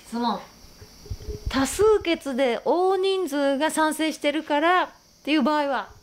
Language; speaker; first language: Japanese; native; Japanese